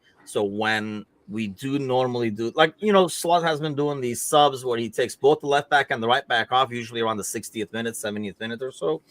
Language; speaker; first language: English; native; English